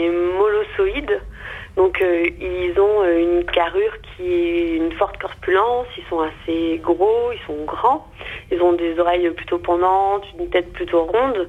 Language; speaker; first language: French; native; French